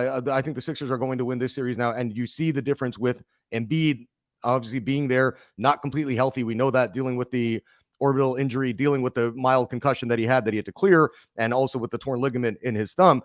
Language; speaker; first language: English; native; English